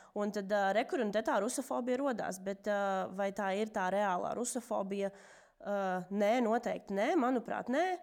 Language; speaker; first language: Latvian; non-native, local second language; Russian